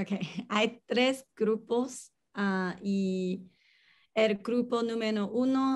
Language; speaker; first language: Spanish; non-native, learner; Chinese